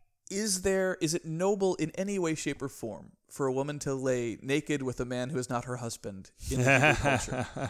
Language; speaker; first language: English; native; English